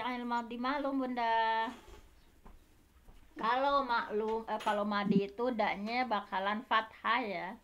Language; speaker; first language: Indonesian; native; Indonesian